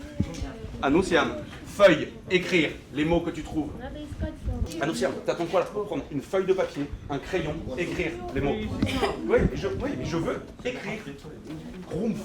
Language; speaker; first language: French; native; French